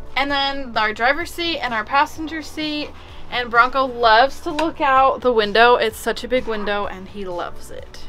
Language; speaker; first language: English; native; English